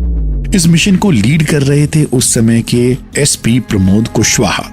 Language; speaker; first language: Hindi; native; Hindi